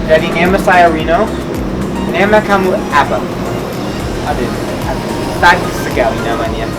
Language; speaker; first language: Indonesian; non-native, local second language; English